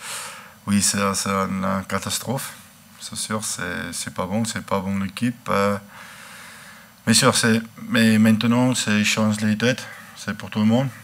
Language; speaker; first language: French; non-native, learner; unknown